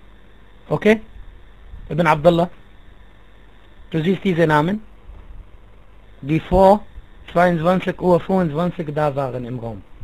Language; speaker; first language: German; non-native, fluent; Arabic